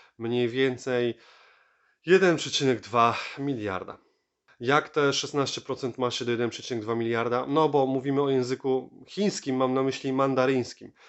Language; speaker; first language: Polish; native; Polish